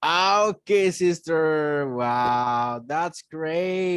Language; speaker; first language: English; non-native, fluent; Indonesian